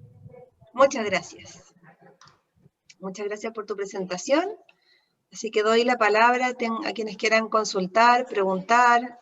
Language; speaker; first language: Spanish; native; Spanish